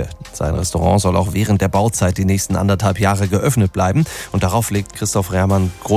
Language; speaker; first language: German; native; German